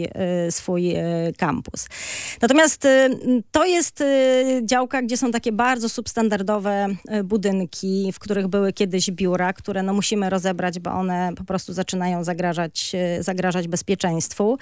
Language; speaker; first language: Polish; native; Polish